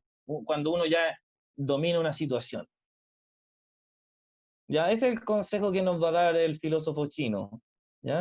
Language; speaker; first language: Spanish; native; Spanish